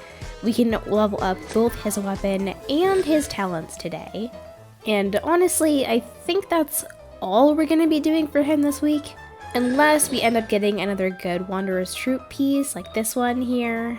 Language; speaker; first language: English; native; English